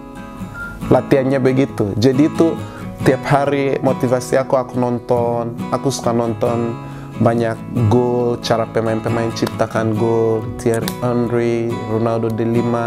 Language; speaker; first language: Indonesian; non-native, fluent; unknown